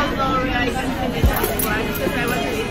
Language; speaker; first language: English; non-native, learner; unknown